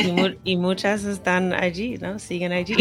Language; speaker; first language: Spanish; non-native, fluent; English